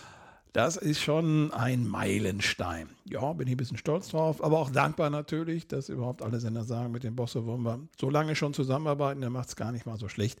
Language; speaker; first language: German; native; German